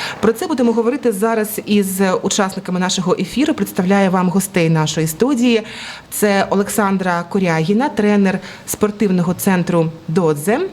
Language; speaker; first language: Ukrainian; native; Ukrainian